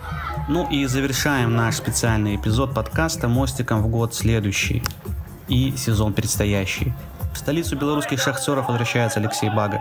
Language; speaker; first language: Russian; native; Russian